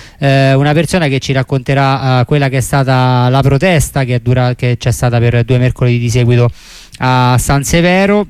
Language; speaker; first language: Italian; native; Italian